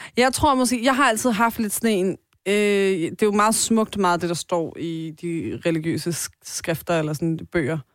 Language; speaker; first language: Danish; early bilingual, other home language; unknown